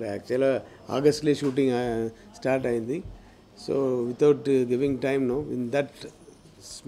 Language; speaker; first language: Telugu; non-native, learner; Tamil